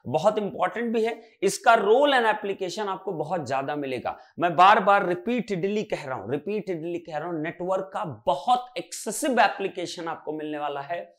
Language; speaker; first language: Hindi; native; Hindi